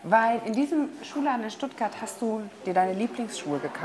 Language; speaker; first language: German; native; German